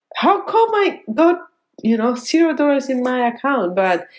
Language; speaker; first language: English; non-native, fluent; Spanish